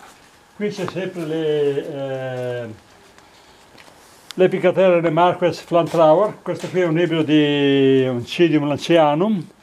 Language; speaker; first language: Italian; native; Italian